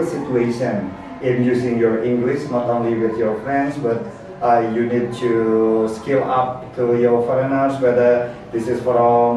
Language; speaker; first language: English; non-native, learner; Indonesian